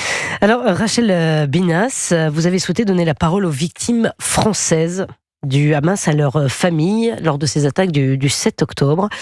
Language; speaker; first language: French; native; French